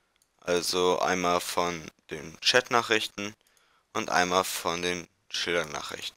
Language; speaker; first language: German; native; German